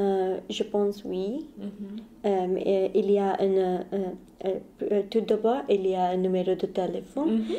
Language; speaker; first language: French; non-native, learner; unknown